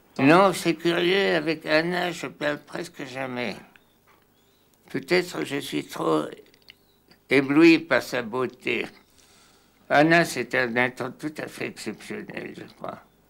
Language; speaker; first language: French; non-native, fluent; German